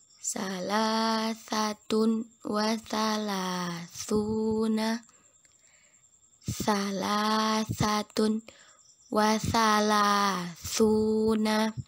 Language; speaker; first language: Arabic; non-native, fluent; Indonesian